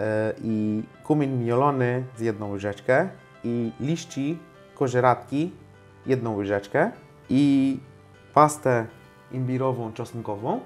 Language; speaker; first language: Polish; non-native, learner; Hindi